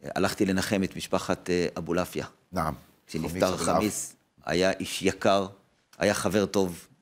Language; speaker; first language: Hebrew; native; Hebrew